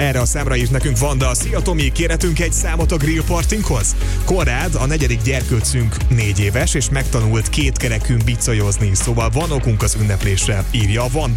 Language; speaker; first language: Hungarian; native; Hungarian